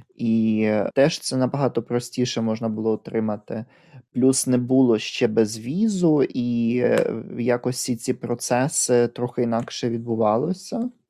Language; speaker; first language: Ukrainian; native; Ukrainian